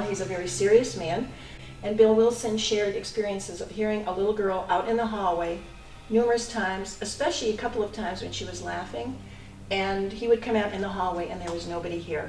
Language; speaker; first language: English; native; English